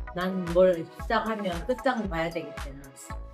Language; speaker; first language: Korean; native; Korean